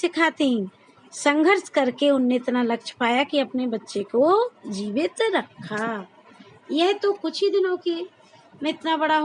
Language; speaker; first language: Hindi; native; Hindi